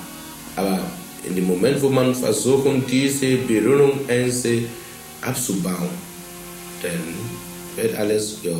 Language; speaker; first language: German; non-native, fluent; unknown